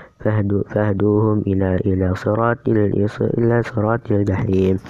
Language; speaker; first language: Arabic; non-native, learner; Indonesian